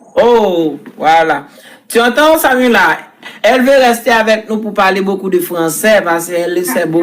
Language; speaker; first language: French; non-native, local second language; Haitian Creole